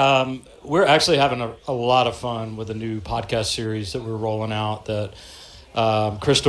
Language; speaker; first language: English; native; English